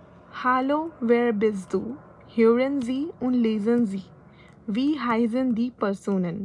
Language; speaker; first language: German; non-native, learner; Hindi